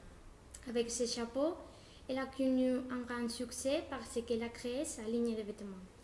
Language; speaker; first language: French; non-native, learner; Spanish